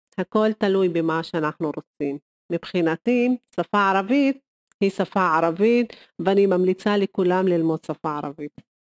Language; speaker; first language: Hebrew; non-native, local second language; Arabic